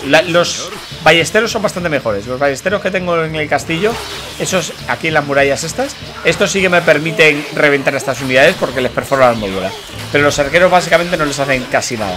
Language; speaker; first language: Spanish; native; Spanish